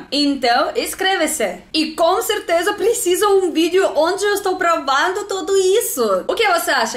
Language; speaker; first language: Portuguese; non-native, learner; Russian